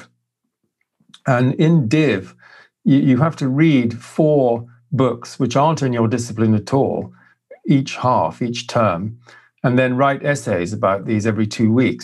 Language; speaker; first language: English; native; English